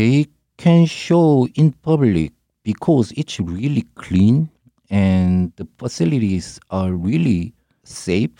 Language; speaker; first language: English; non-native, learner; Korean